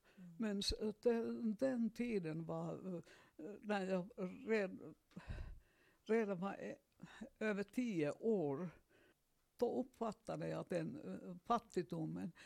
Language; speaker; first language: Swedish; non-native, fluent; Finnish